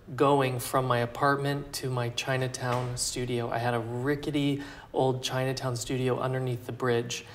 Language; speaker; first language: English; native; English